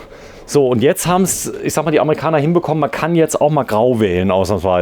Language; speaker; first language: German; native; German